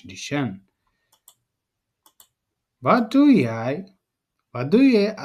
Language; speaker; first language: Dutch; non-native, learner; Tigrinya